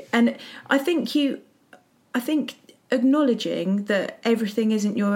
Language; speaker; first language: English; native; English